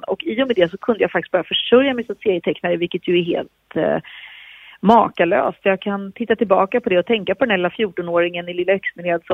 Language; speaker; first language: Swedish; native; Swedish